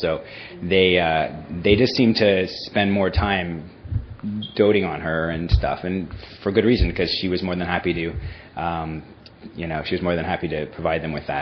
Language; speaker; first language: English; native; English